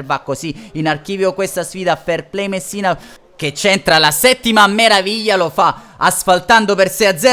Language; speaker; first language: Italian; native; Italian